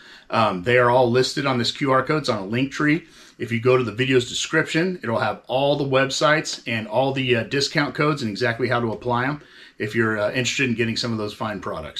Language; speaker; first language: English; native; English